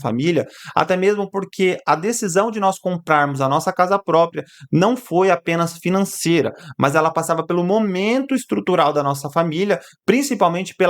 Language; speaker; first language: Portuguese; native; Portuguese